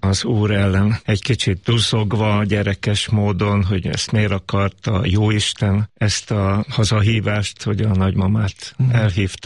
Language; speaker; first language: Hungarian; native; Hungarian